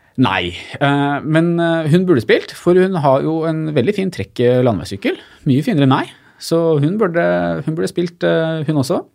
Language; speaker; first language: Norwegian; native; Norwegian